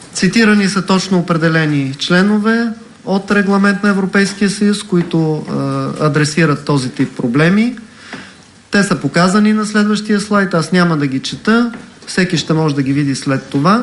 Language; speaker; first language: Bulgarian; native; Bulgarian